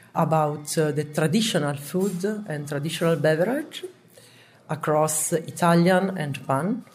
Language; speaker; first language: English; non-native, learner; Italian